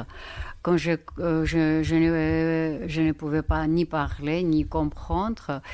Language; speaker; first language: French; non-native, learner; Georgian